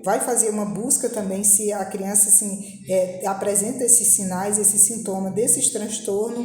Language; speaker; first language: Portuguese; native; Portuguese